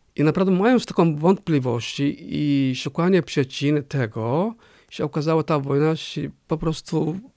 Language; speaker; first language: Polish; non-native, fluent; Somali